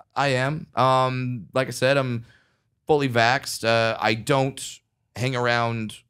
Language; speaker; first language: English; native; English